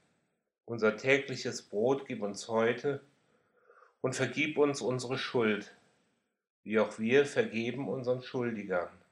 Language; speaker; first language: German; native; German